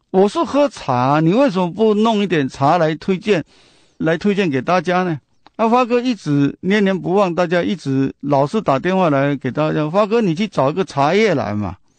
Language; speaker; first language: Chinese; non-native, local second language; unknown